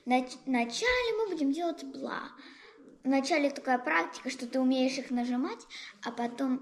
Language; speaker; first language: Russian; early bilingual, heritage; Russian